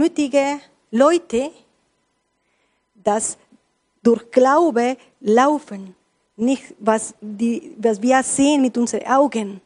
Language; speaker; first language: German; non-native, learner; Spanish